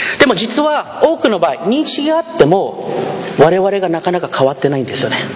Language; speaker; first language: Japanese; early bilingual, heritage; Japanese